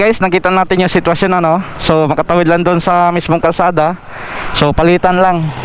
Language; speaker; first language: Filipino; native; Filipino